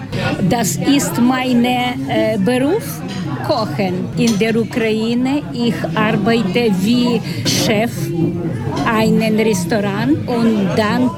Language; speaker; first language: German; non-native, learner; Ukrainian